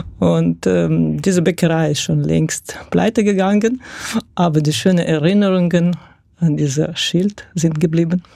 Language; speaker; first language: German; non-native, fluent; Russian